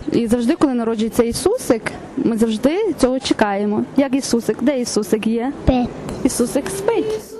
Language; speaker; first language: Ukrainian; native; Ukrainian